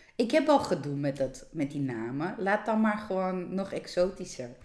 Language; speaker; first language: Dutch; non-native, fluent; Russian